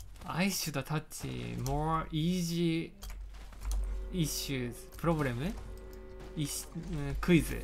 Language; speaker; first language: English; non-native, learner; Japanese